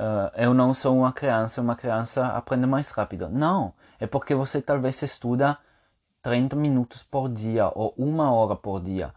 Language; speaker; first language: Portuguese; non-native, fluent; Italian